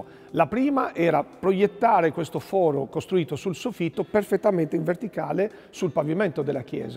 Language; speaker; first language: Italian; native; Italian